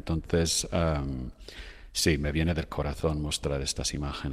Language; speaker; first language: Spanish; non-native, fluent; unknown